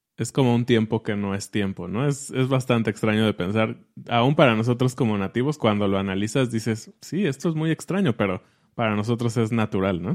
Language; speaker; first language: Spanish; native; Spanish